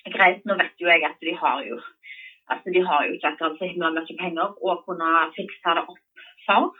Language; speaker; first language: Norwegian; native; Norwegian